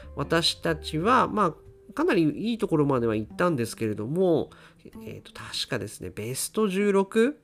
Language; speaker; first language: Japanese; native; Japanese